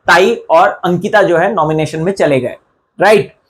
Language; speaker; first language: Hindi; non-native, local second language; Marathi